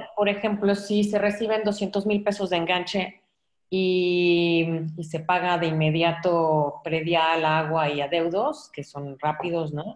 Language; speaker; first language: Spanish; native; Spanish